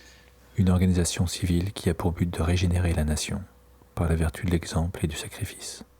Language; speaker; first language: French; native; French